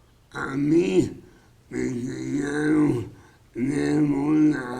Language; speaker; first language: Spanish; non-native, fluent; English